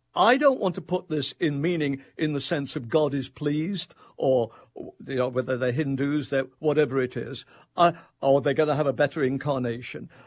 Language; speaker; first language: English; native; English